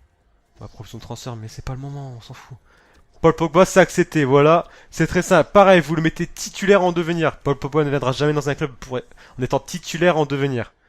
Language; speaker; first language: French; native; French